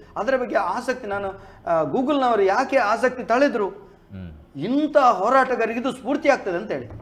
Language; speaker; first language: Kannada; non-native, local second language; Tulu